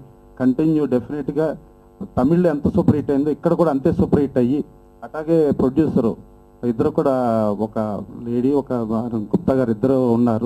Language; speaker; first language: Telugu; native; Telugu